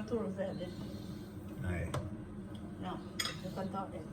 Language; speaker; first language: Swedish; non-native, learner; Thai